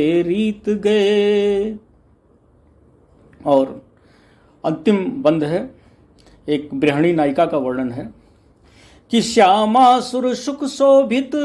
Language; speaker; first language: Hindi; native; Hindi